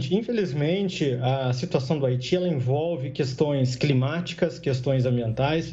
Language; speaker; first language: Portuguese; native; Portuguese